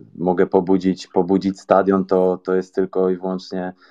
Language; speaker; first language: Polish; native; Polish